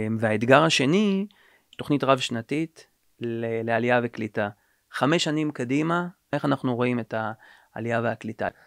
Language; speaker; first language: Hebrew; native; Hebrew